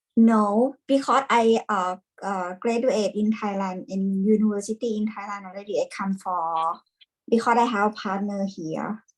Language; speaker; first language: English; non-native, learner; Thai